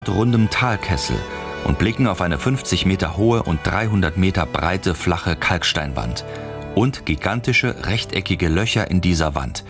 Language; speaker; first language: German; native; German